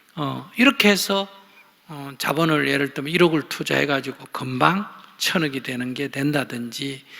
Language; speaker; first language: Korean; native; Korean